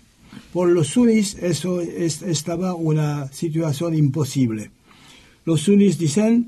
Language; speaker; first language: Spanish; non-native, learner; French